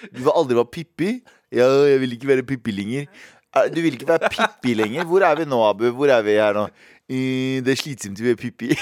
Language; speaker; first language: Norwegian; early bilingual, other home language; Kurdish